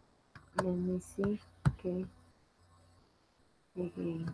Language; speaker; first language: English; non-native, learner; Spanish